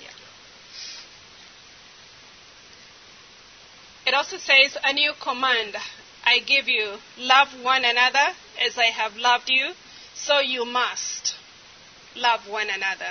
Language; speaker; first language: English; non-native, local second language; Kamba